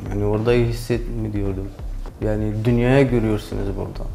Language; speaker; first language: Turkish; non-native, learner; Kurdish